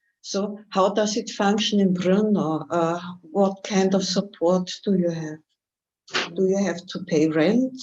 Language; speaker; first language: English; non-native, fluent; German